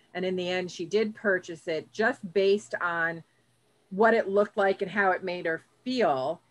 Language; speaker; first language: English; native; English